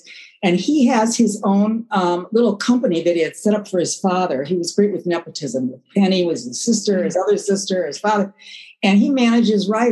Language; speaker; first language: English; native; English